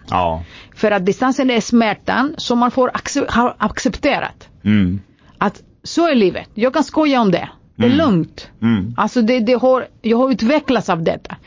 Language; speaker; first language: Swedish; non-native, fluent; Greek